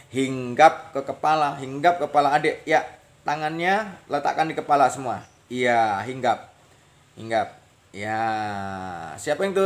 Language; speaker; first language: Indonesian; native; Indonesian